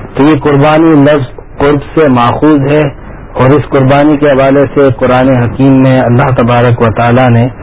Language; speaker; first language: Urdu; native; Urdu